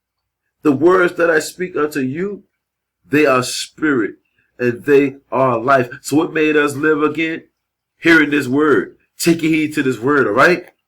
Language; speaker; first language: English; native; English